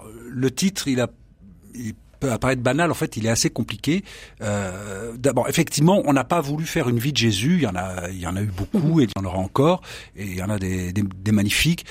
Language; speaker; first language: French; native; French